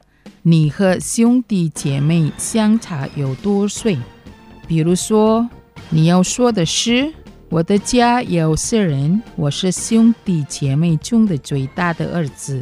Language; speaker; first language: Chinese; non-native, fluent; Indonesian